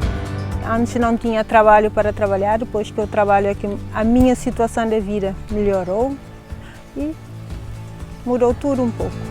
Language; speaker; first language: Portuguese; non-native, local second language; Kabuverdianu